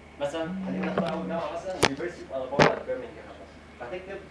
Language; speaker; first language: Arabic; native; Arabic